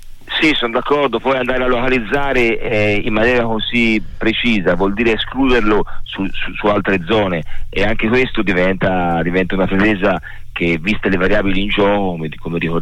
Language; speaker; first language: Italian; native; Italian